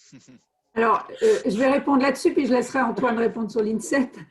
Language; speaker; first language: French; native; French